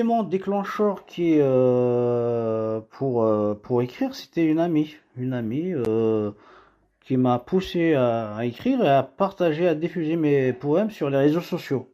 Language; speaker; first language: French; non-native, local second language; Kabyle